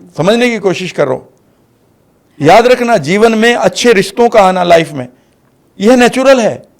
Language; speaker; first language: Hindi; native; Hindi